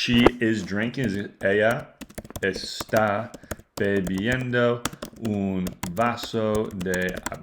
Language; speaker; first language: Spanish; non-native, fluent; English